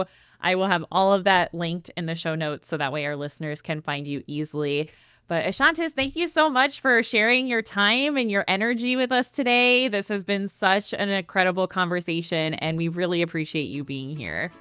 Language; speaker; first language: English; native; English